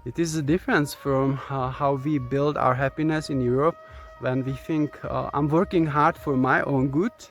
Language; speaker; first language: English; non-native, fluent; Czech